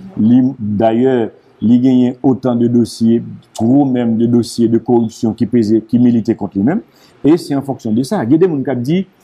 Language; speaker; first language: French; non-native, local second language; Haitian Creole